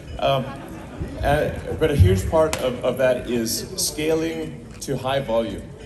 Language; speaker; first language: English; native; English